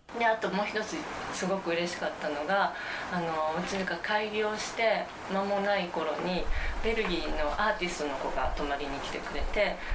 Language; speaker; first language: Japanese; native; Japanese